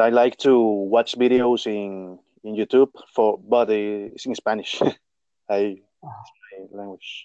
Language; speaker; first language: English; non-native, learner; Spanish